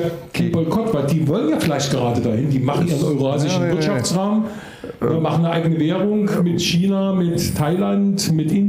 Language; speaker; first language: German; native; German